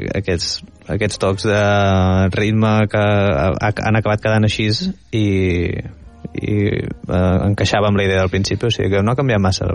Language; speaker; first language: Catalan; native; Catalan